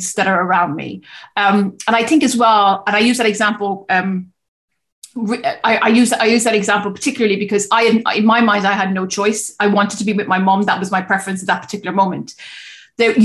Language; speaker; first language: English; native; English